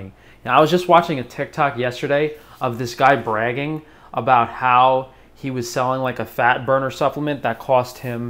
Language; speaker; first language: English; native; English